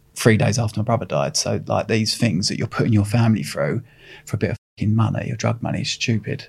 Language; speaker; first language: English; native; English